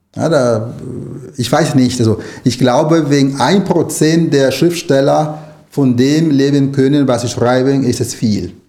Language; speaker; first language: German; non-native, fluent; Spanish